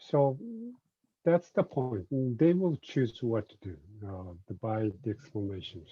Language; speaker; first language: English; non-native, fluent; Japanese